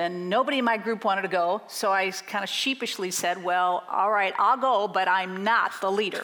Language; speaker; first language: English; native; English